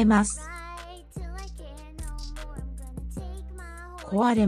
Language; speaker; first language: Japanese; non-native, learner; English